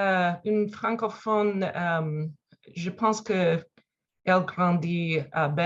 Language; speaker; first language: French; non-native, learner; English